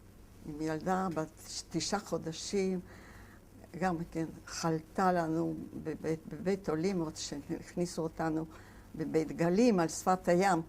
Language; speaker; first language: Hebrew; non-native, fluent; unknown